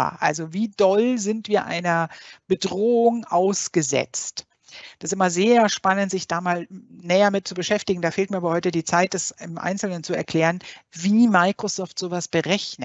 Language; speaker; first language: German; native; German